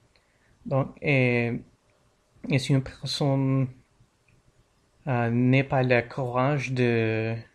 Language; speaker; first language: French; non-native, learner; English